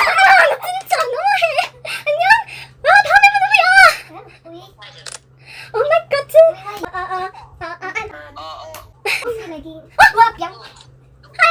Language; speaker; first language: Korean; non-native, learner; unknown